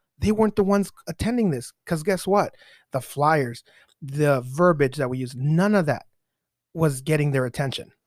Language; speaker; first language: English; early bilingual, other home language; Spanish